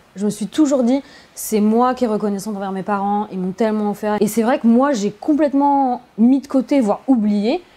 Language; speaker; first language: French; native; French